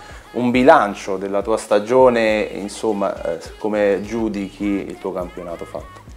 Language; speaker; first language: Italian; native; Italian